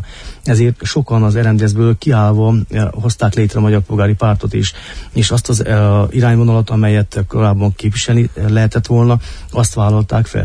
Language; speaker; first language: Hungarian; native; Hungarian